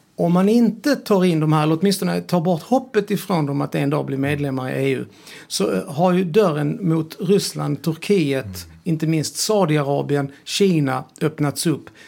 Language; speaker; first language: Swedish; early bilingual, other home language; Serbian